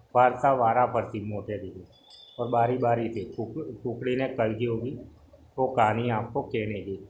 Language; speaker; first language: Hindi; non-native, local second language; Gujarati